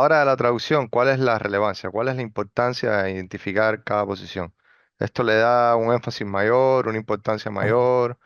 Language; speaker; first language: Spanish; native; Spanish